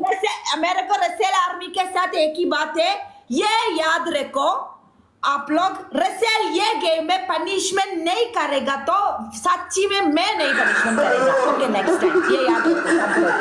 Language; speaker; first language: Hindi; non-native, learner; Bangla